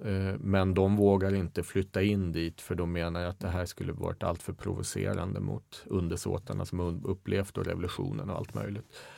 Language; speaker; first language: Swedish; native; Swedish